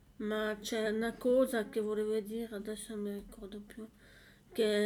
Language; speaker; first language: Italian; non-native, learner; French